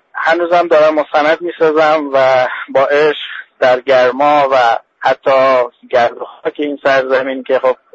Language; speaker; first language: Persian; non-native, local second language; Baluchi